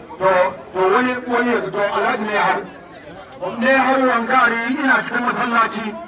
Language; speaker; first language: Hausa; non-native, local second language; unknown